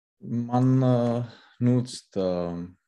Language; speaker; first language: German; non-native, learner; Czech